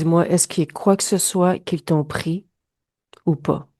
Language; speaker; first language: French; native; French